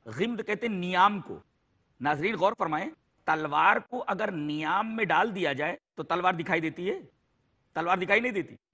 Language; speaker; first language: Urdu; native; Urdu